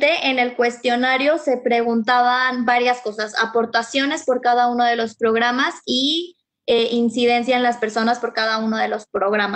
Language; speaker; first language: Spanish; native; Spanish